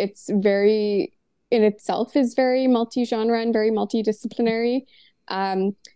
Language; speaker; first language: English; non-native, local second language; Urdu